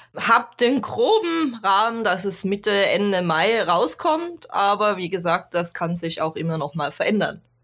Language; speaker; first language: German; native; German